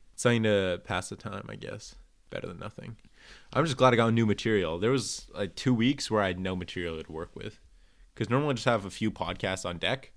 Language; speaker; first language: English; native; English